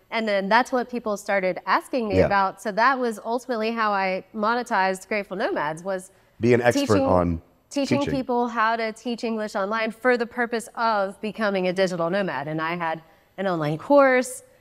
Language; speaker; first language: English; native; English